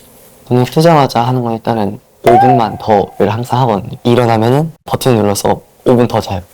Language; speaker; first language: Korean; non-native, fluent; Japanese